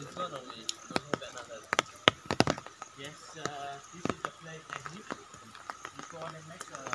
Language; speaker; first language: English; non-native, learner; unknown